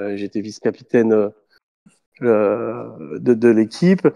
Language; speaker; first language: French; native; French